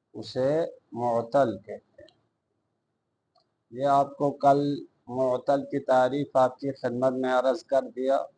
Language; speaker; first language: Urdu; non-native, local second language; Balti